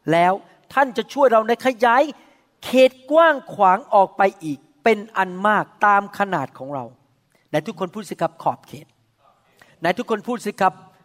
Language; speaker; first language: Thai; native; Thai